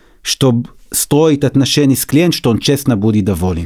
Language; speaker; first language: Russian; non-native, learner; Hebrew